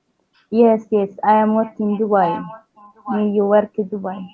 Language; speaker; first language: English; non-native, learner; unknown